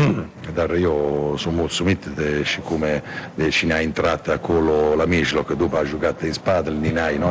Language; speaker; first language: Romanian; non-native, fluent; Italian